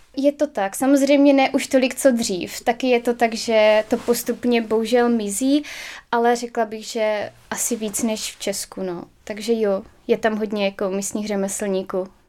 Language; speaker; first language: Czech; native; Czech